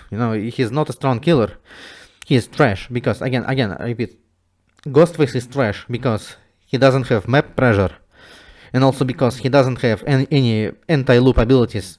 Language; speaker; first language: English; non-native, fluent; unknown